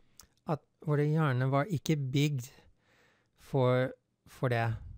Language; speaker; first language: Norwegian; non-native, fluent; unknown